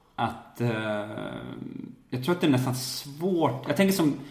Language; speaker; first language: Swedish; native; Swedish